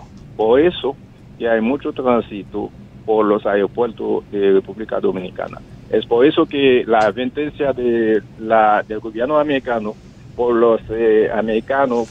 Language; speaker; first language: Spanish; non-native, fluent; Haitian Creole